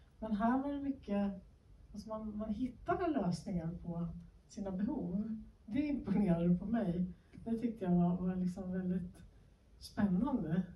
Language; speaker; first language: Swedish; native; Swedish